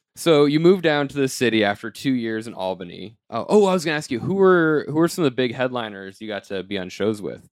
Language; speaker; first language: English; native; English